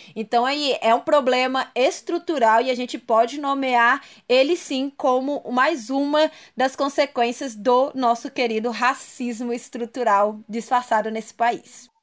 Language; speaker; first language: Portuguese; native; Portuguese